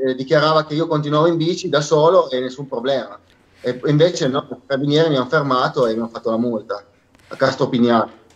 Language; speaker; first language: Italian; native; Italian